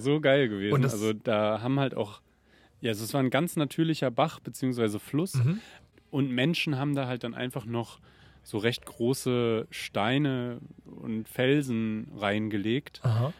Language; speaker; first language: German; native; German